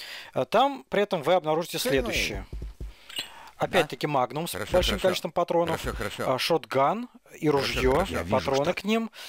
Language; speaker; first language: Russian; native; Russian